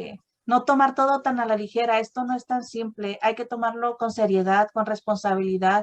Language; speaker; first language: Spanish; native; Spanish